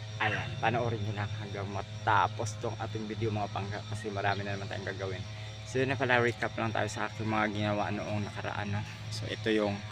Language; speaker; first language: Filipino; non-native, local second language; Bikol